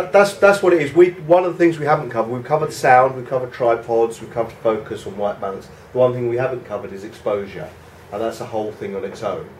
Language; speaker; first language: English; native; English